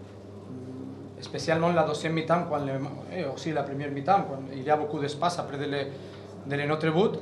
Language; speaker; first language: French; non-native, learner; Catalan